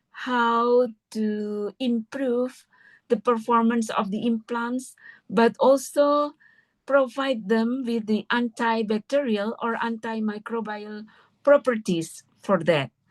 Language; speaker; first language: English; non-native, fluent; Indonesian